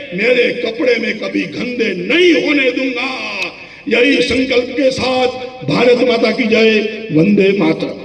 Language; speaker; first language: Hindi; non-native, local second language; Gujarati